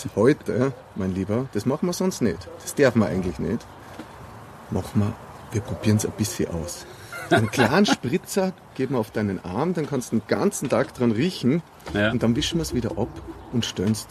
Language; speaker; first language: German; native; German